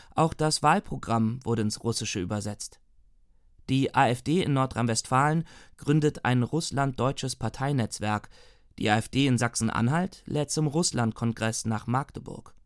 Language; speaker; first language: German; native; German